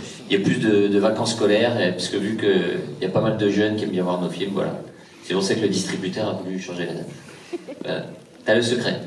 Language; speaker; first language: French; native; French